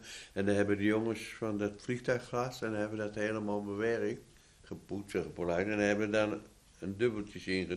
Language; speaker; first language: Dutch; native; Dutch